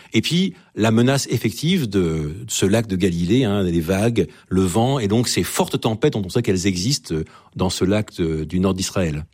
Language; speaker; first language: French; native; French